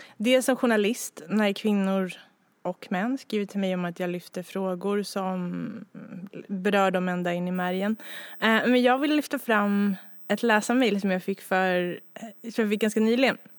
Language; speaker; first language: Swedish; native; Swedish